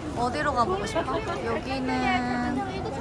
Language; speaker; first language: Korean; non-native, learner; Japanese